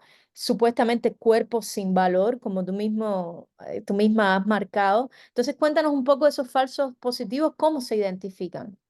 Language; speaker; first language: Spanish; native; Spanish